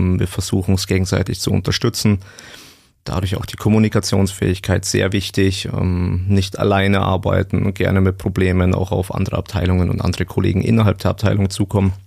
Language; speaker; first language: German; native; German